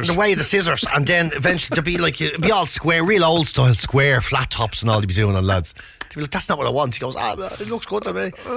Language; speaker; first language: English; native; English